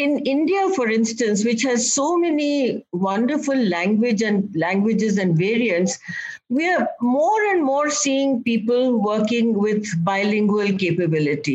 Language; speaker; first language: English; non-native, local second language; Bangla